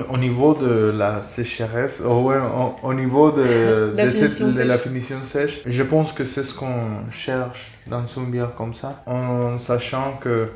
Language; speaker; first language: French; non-native, fluent; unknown